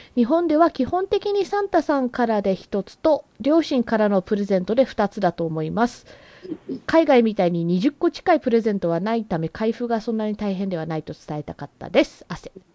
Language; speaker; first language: Japanese; early bilingual, heritage; Japanese